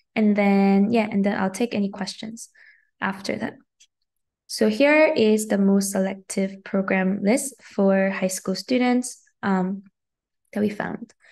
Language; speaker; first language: English; native; English